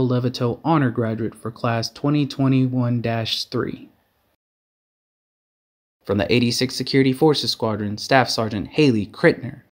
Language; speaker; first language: English; native; English